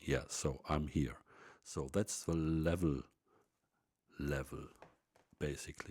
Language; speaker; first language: English; non-native, fluent; German